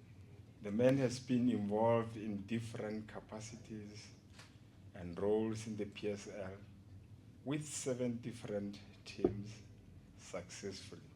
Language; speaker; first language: English; non-native, local second language; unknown